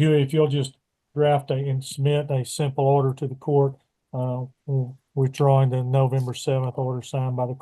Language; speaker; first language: English; native; English